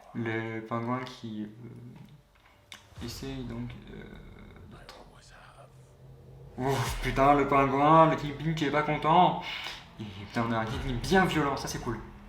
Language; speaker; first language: French; native; French